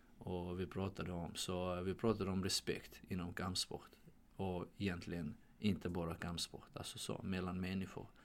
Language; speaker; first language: Swedish; non-native, fluent; Georgian